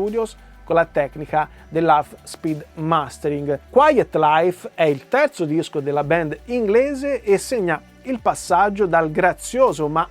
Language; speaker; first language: Italian; native; Italian